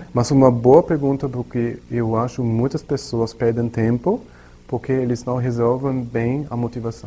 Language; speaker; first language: Portuguese; non-native, learner; German